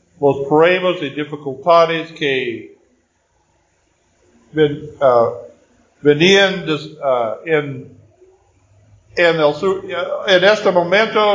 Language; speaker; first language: Spanish; non-native, fluent; Portuguese